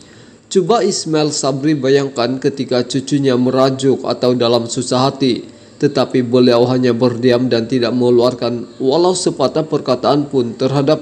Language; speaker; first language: Malay; native; Malay